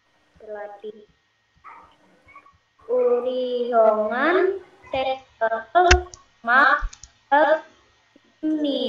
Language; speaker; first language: Korean; non-native, learner; Indonesian